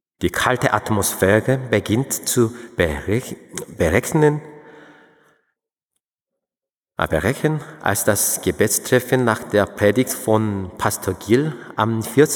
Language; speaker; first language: German; non-native, fluent; Korean